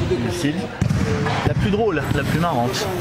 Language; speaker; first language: French; native; French